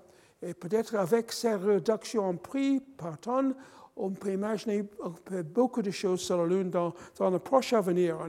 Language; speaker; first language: French; non-native, fluent; English